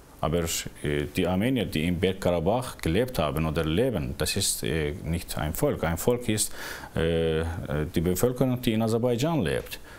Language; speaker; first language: German; non-native, fluent; Azerbaijani